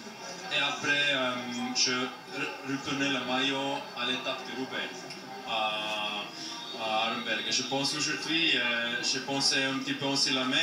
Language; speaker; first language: French; non-native, learner; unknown